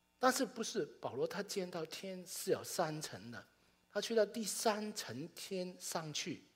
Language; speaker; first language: Chinese; non-native, local second language; Cantonese